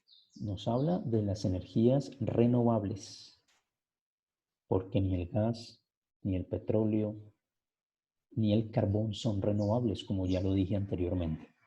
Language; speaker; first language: Spanish; native; Spanish